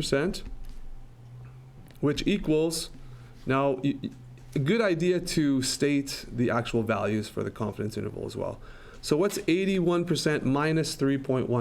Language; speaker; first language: English; native; English